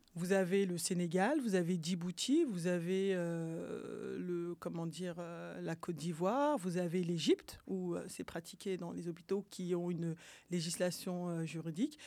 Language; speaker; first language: French; early bilingual, other home language; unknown